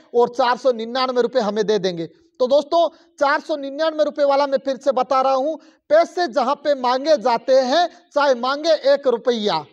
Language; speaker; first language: Hindi; native; Hindi